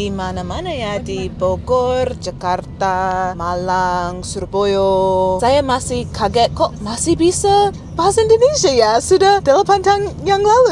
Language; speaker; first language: Indonesian; non-native, learner; English